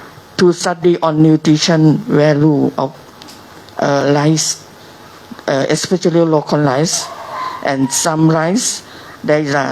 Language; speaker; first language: English; non-native, learner; Thai